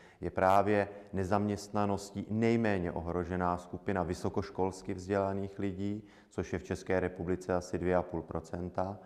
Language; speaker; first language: Czech; native; Czech